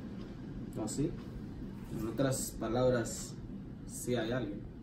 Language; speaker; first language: Spanish; non-native, learner; English